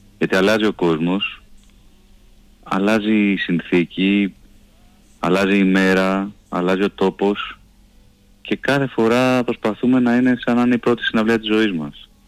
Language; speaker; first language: Greek; native; Greek